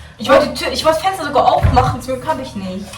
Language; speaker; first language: German; native; German